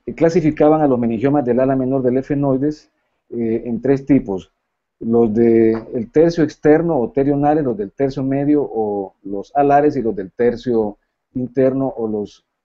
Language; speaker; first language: Spanish; native; Spanish